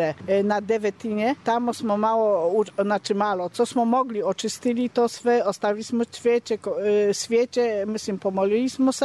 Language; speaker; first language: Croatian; non-native, learner; Polish